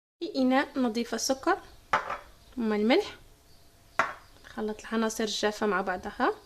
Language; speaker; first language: Arabic; native; Arabic